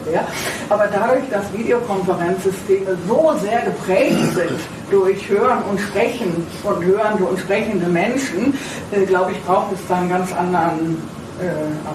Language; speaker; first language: German; native; German